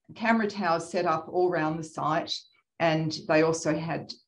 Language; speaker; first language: English; native; English